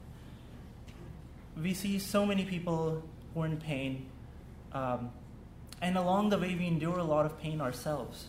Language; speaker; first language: English; non-native, local second language; Urdu